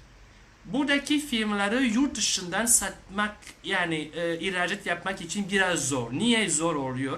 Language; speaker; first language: Turkish; non-native, learner; French